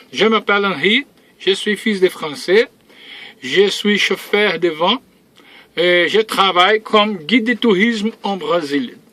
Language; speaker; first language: French; early bilingual, heritage; Portuguese